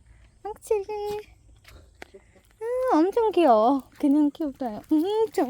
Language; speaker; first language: Korean; non-native, learner; Bangla